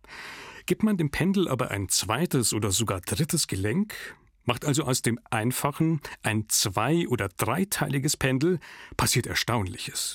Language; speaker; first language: German; native; German